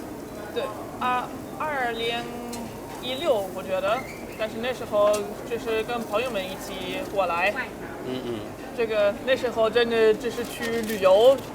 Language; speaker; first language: Chinese; non-native, fluent; German